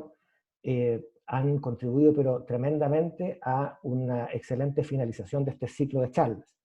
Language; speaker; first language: Spanish; native; Spanish